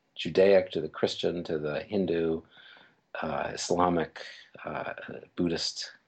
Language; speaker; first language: English; native; English